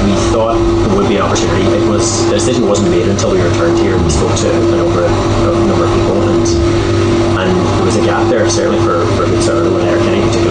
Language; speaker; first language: English; native; English